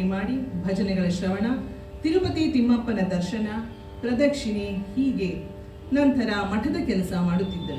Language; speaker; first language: Kannada; native; Kannada